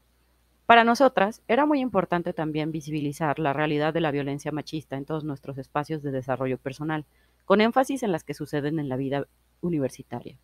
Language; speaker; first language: Spanish; native; Spanish